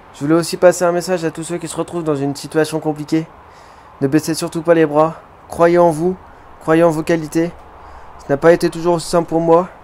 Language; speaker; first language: French; native; French